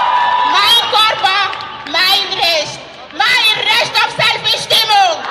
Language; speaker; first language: German; non-native, fluent; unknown